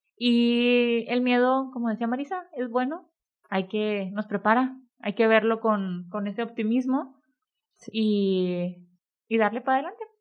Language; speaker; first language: Spanish; native; Spanish